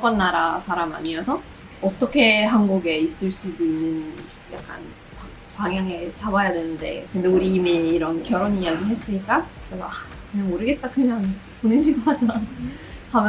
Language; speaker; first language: Korean; non-native, fluent; Swedish